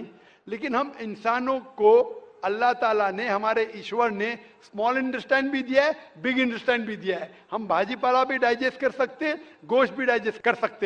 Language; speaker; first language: Hindi; native; Hindi